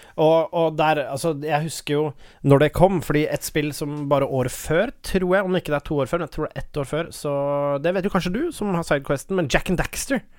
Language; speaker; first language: Norwegian; native; Norwegian